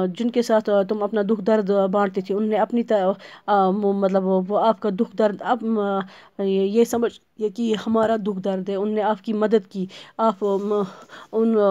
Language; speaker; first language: Urdu; non-native, local second language; Kashmiri